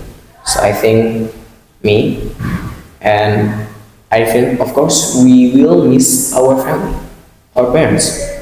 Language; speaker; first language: English; non-native, learner; Indonesian